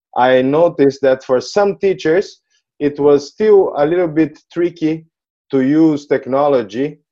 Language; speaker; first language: English; non-native, fluent; Portuguese